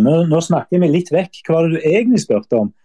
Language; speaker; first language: Norwegian; native; Norwegian